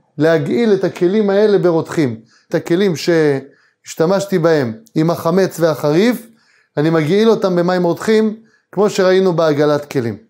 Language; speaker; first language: Hebrew; native; Hebrew